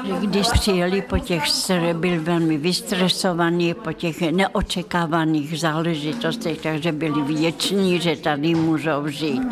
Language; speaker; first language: Czech; non-native, fluent; Russian